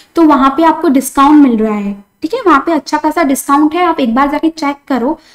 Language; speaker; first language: Hindi; non-native, local second language; Marathi